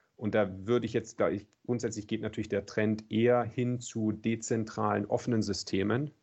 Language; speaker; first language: German; native; German